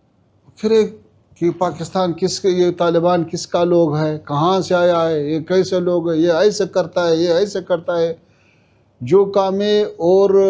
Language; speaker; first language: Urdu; non-native, fluent; Pashto